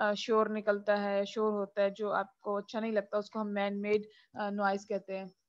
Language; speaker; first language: Urdu; non-native, local second language; Punjabi